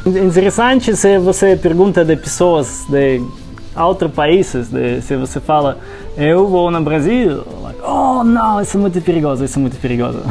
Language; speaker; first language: Portuguese; non-native, learner; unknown